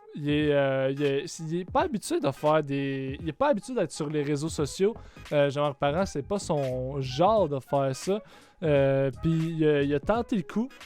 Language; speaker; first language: French; native; French